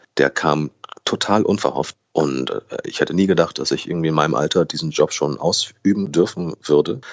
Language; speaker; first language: German; early bilingual, other home language; Portuguese